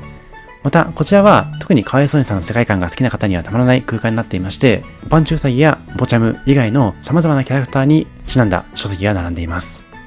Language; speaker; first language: Japanese; native; Japanese